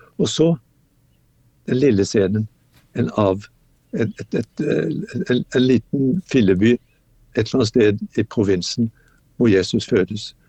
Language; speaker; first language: Norwegian; native; Norwegian